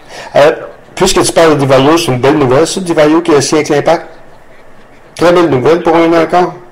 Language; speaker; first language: French; native; French